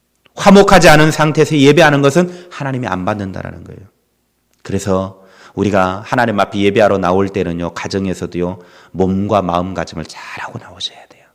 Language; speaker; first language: Korean; native; Korean